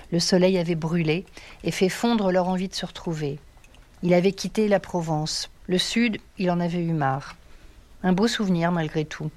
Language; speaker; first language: French; native; French